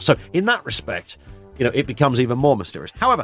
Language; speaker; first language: English; native; English